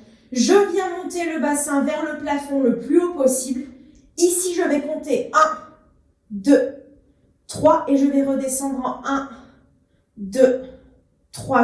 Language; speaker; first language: French; native; French